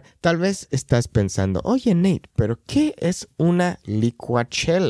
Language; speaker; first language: Spanish; non-native, fluent; English